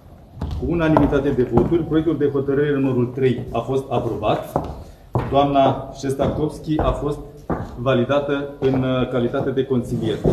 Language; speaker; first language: Romanian; native; Romanian